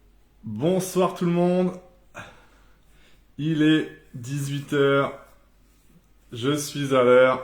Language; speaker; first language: French; native; French